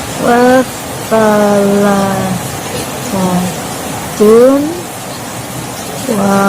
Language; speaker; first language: Arabic; non-native, learner; Indonesian